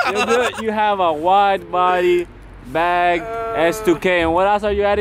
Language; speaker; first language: English; native; English